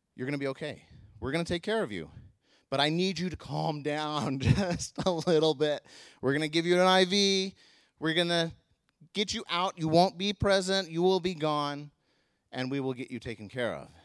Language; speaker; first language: English; native; English